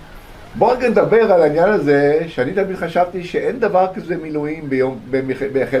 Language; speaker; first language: Hebrew; native; Hebrew